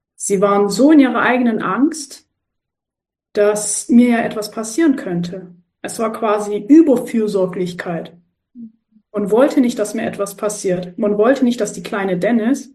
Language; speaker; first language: German; early bilingual, other home language; Turkish